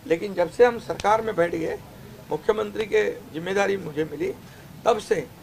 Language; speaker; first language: Hindi; non-native, local second language; Marathi